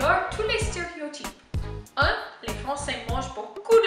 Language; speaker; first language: French; non-native, learner; English